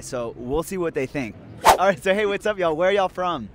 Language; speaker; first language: English; early bilingual, other home language; Spanish